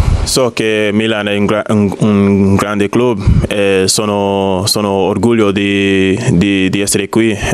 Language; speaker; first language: Italian; non-native, fluent; English